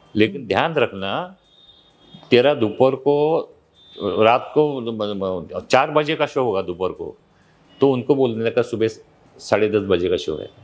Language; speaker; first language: Hindi; non-native, local second language; Marathi